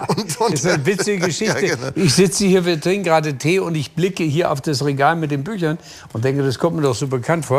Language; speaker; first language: German; native; German